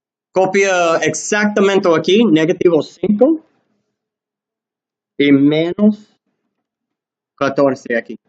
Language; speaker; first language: Spanish; non-native, learner; English